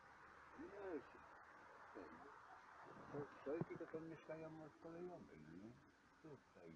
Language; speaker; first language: Polish; native; Polish